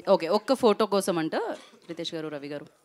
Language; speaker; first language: Telugu; native; Telugu